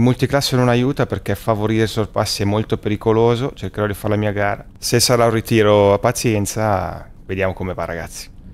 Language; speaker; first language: Italian; native; Italian